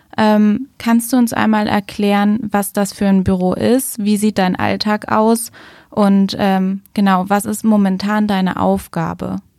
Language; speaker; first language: German; native; German